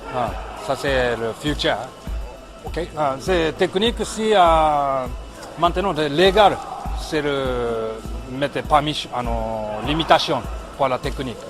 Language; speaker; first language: French; non-native, learner; Japanese